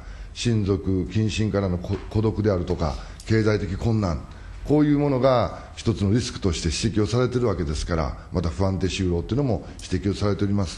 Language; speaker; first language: Japanese; native; Japanese